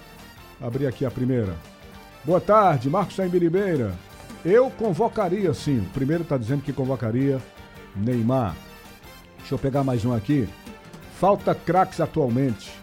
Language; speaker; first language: Portuguese; native; Portuguese